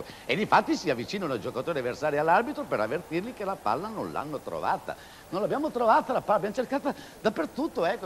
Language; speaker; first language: Italian; native; Italian